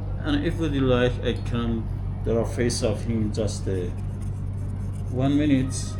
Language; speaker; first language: English; non-native, learner; Persian